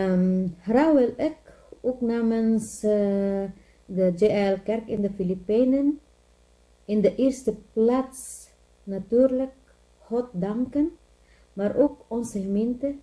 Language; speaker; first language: Dutch; non-native, learner; Filipino